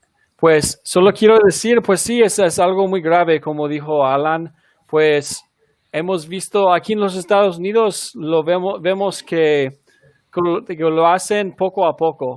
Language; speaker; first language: Spanish; non-native, fluent; English